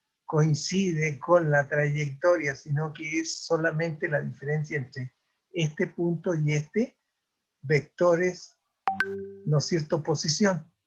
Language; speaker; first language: Spanish; native; Spanish